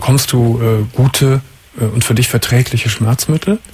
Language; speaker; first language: German; native; German